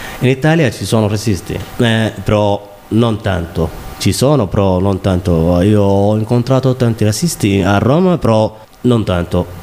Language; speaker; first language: Italian; non-native, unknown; Somali